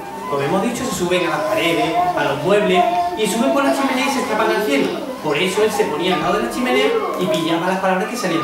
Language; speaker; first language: Spanish; native; Spanish